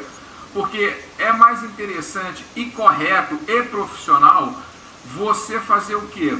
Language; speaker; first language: Portuguese; native; Portuguese